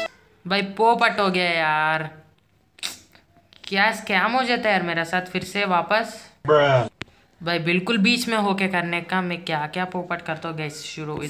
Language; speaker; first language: Hindi; native; Hindi